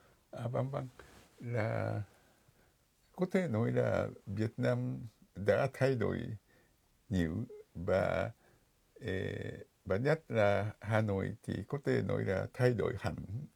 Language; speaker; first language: Vietnamese; non-native, fluent; Japanese